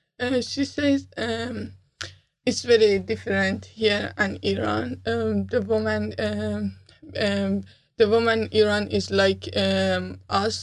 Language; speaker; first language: English; non-native, learner; Persian